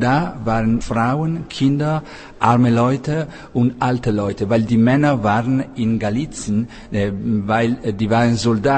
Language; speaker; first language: German; non-native, learner; Italian